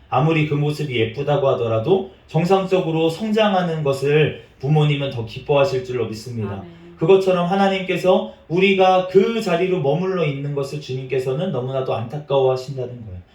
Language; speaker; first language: Korean; native; Korean